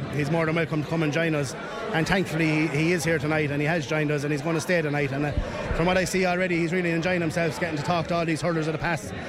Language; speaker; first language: English; native; English